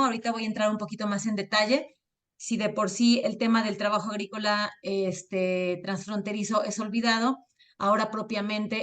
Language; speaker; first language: Spanish; native; Spanish